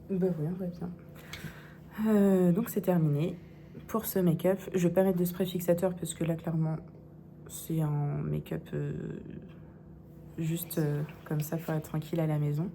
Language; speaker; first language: French; native; French